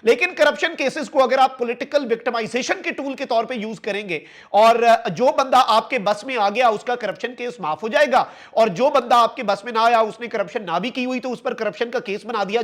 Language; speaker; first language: Urdu; native; Urdu